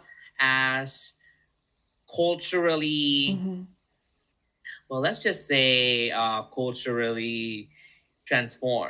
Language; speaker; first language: English; non-native, local second language; Filipino